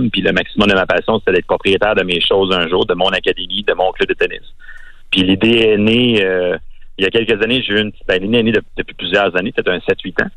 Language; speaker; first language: French; native; French